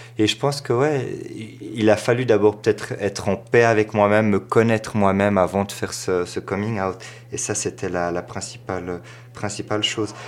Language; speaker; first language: French; native; French